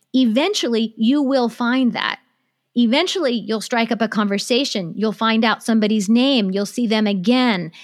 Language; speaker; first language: English; native; English